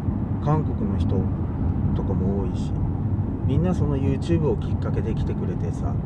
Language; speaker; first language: Japanese; native; Japanese